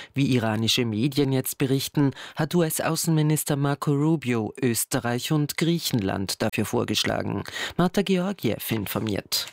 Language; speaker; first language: German; native; German